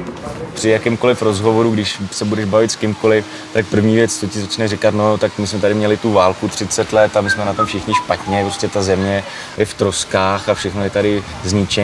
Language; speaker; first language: Czech; native; Czech